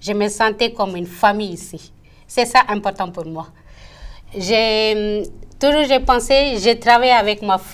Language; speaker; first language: French; non-native, learner; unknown